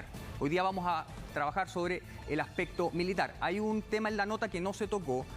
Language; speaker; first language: Spanish; native; Spanish